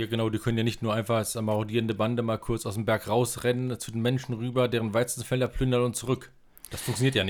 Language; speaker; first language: German; native; German